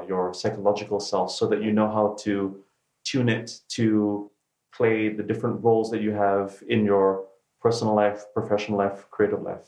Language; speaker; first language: English; native; English